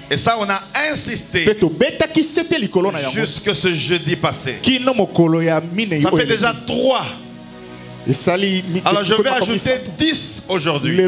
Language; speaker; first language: French; non-native, local second language; Lingala